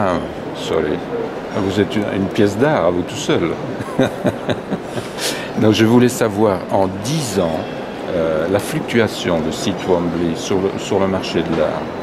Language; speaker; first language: French; native; French